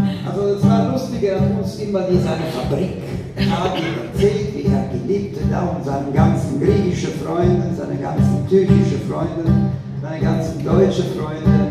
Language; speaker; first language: German; non-native, fluent; Italian